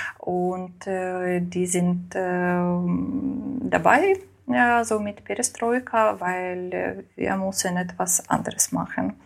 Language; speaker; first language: German; non-native, learner; Ukrainian